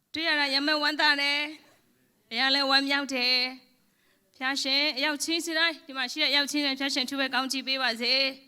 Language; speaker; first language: Burmese; non-native, local second language; Hakha Chin